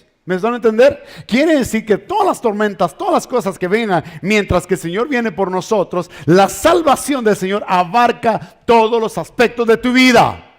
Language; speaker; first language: Spanish; native; Spanish